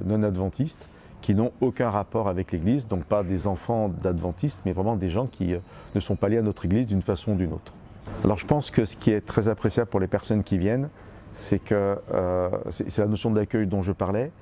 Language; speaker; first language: French; native; French